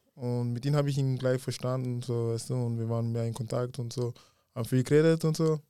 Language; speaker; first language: German; early bilingual, other home language; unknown